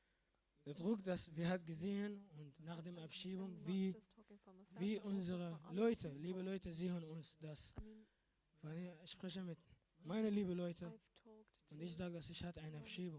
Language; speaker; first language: German; non-native, learner; Arabic